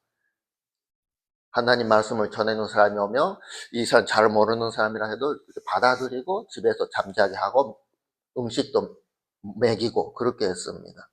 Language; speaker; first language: Korean; early bilingual, heritage; Korean